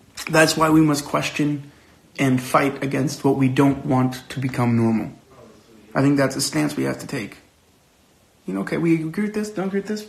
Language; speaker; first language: English; early bilingual, other home language; Spanish